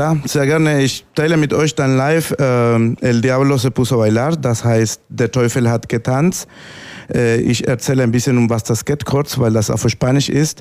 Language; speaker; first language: German; non-native, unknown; Spanish